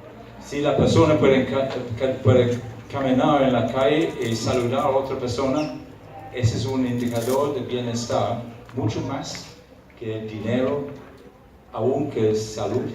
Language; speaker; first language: Spanish; non-native, fluent; English